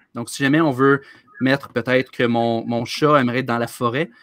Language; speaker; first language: French; native; French